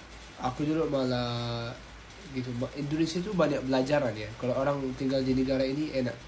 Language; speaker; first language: Indonesian; non-native, fluent; Arabic